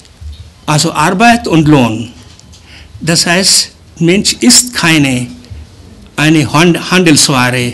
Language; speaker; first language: German; early bilingual, other home language; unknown